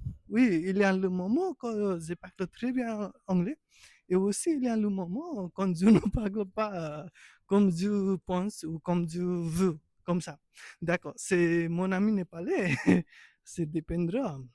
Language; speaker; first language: French; non-native, learner; Nepali